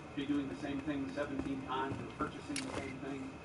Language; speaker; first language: English; native; English